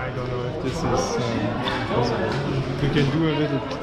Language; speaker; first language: English; non-native, fluent; German